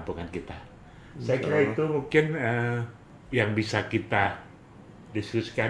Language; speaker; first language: Indonesian; native; Indonesian